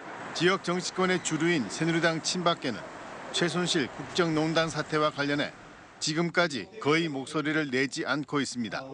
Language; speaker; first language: Korean; native; Korean